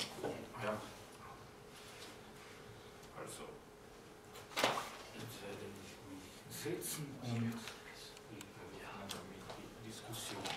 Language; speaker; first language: German; non-native, fluent; Slovenian